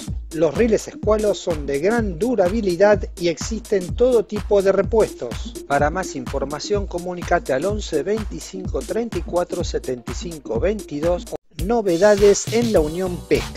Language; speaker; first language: Spanish; native; Spanish